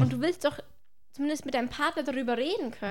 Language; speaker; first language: German; native; German